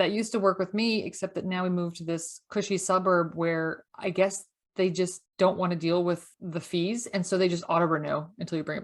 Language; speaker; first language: English; native; English